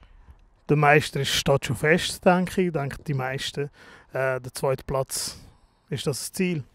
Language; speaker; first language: German; native; German